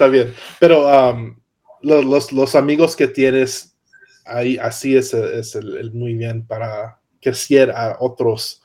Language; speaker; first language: Spanish; non-native, learner; English